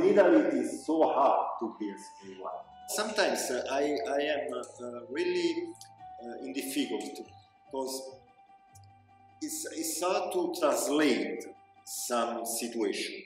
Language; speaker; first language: English; non-native, learner; Italian